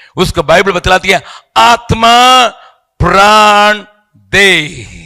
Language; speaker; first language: Hindi; non-native, local second language; Tamil